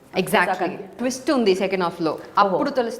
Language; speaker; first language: Telugu; non-native, learner; Tamil